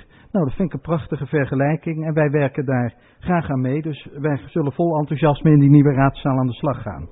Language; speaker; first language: Dutch; native; Dutch